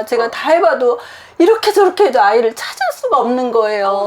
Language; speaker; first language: Korean; native; Korean